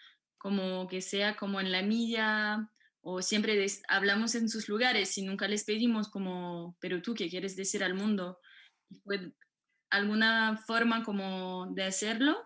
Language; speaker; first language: Spanish; non-native, fluent; French